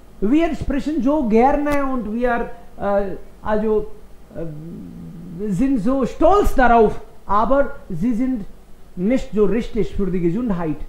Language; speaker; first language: German; non-native, fluent; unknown